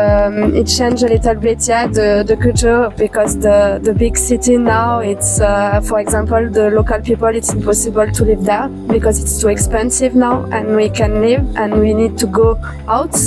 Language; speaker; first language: English; non-native, fluent; French